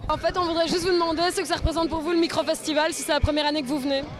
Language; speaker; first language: French; native; French